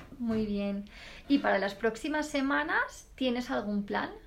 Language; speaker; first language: Spanish; native; Spanish